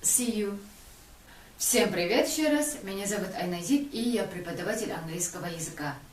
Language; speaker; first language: Russian; non-native, local second language; Kyrgyz